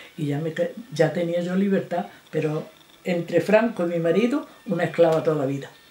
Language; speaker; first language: Spanish; native; Spanish